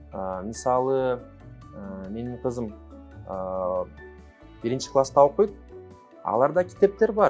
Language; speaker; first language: Kyrgyz; non-native, local second language; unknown